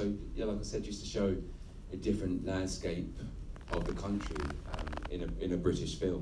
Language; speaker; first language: English; native; English